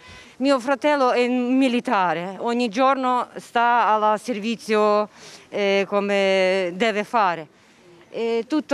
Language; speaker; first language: Italian; non-native, fluent; Ukrainian